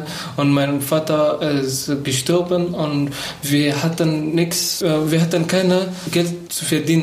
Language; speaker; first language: German; non-native, learner; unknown